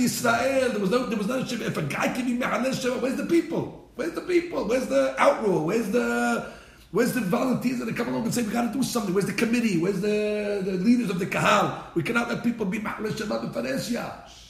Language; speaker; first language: English; native; English